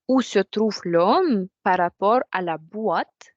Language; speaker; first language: French; non-native, fluent; Ukrainian